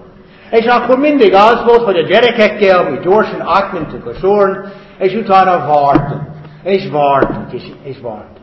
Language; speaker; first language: Hungarian; non-native, fluent; English